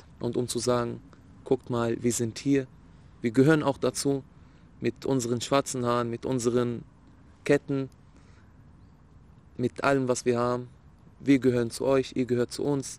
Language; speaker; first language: German; non-native, fluent; Arabic